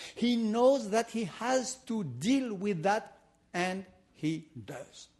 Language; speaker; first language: English; non-native, fluent; French